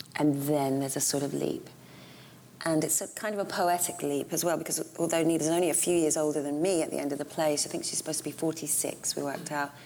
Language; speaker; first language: English; native; English